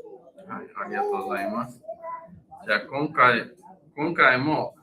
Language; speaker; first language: Japanese; non-native, fluent; English